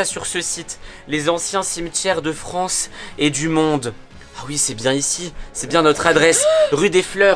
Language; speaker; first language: French; native; French